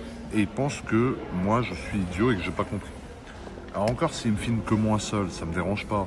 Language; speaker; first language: French; native; French